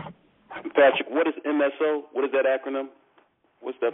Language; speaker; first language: English; native; English